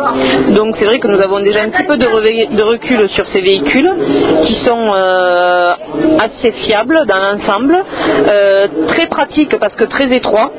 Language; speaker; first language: French; native; French